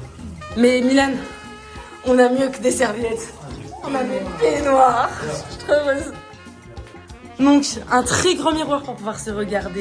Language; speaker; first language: French; native; French